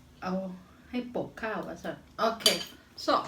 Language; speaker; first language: Swedish; non-native, learner; Thai